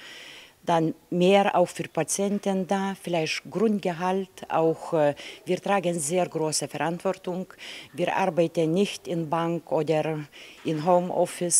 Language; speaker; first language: German; non-native, fluent; Lithuanian